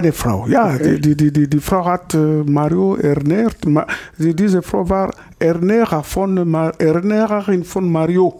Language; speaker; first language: German; non-native, learner; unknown